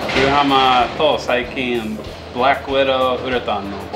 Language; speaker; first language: Japanese; non-native, fluent; English